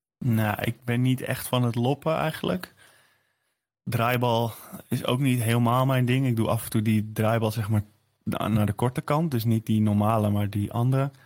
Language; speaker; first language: Dutch; native; Dutch